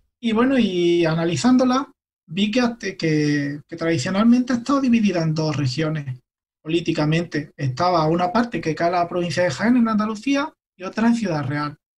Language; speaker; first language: Spanish; native; Spanish